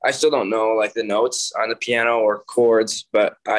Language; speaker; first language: English; native; English